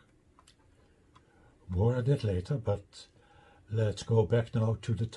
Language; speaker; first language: English; non-native, fluent; Dutch